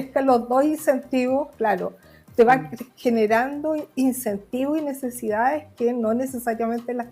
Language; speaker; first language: Spanish; native; Spanish